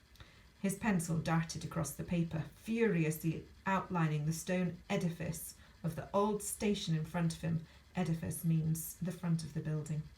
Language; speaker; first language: English; native; English